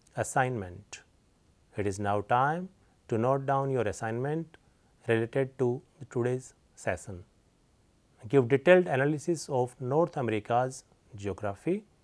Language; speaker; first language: English; non-native, local second language; Hindi